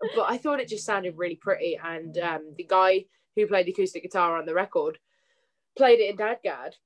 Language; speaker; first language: English; native; English